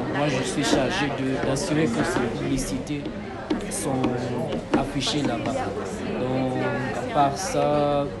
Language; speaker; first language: French; non-native, fluent; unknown